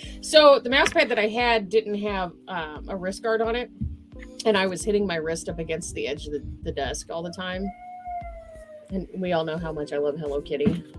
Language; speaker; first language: English; native; English